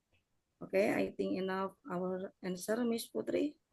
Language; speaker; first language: English; non-native, learner; Indonesian